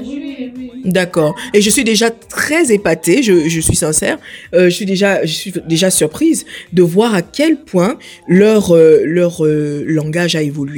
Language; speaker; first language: French; native; French